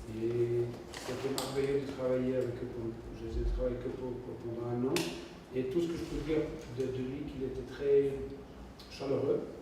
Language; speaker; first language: French; non-native, fluent; Serbian